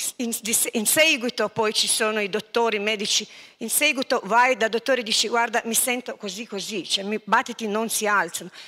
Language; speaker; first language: Italian; non-native, fluent; Lithuanian